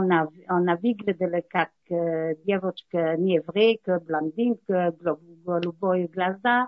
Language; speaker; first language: Russian; non-native, learner; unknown